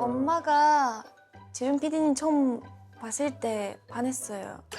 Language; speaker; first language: Korean; non-native, learner; Thai